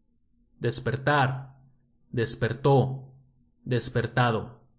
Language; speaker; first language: Spanish; native; Spanish